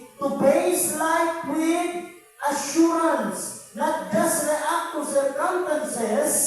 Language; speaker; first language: English; non-native, local second language; Filipino